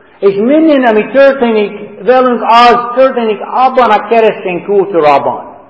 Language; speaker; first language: Hungarian; non-native, learner; English